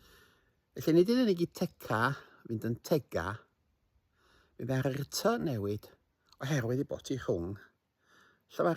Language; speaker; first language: Welsh; native; Welsh